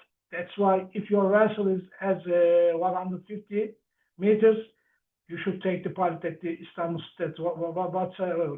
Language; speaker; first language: English; non-native, learner; Turkish